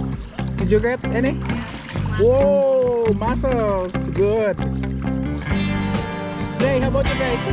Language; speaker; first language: English; non-native, local second language; Filipino